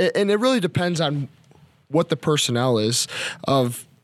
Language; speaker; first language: English; native; English